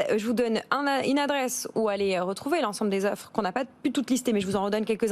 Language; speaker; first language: French; native; French